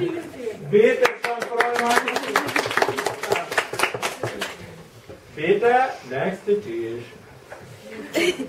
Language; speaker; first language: German; non-native, learner; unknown